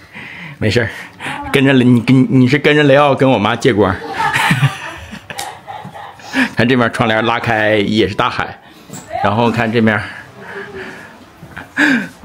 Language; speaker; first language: Chinese; native; Chinese